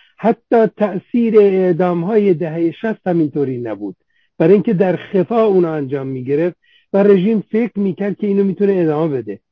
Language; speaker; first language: Persian; non-native, local second language; Central Kurdish